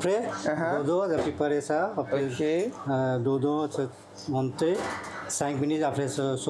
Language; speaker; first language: French; non-native, learner; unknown